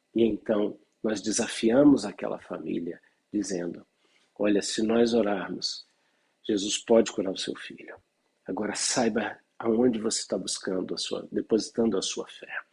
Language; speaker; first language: Portuguese; native; Portuguese